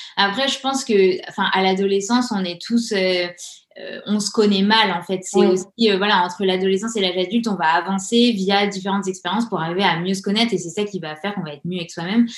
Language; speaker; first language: French; native; French